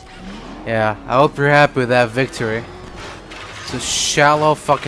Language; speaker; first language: English; native; English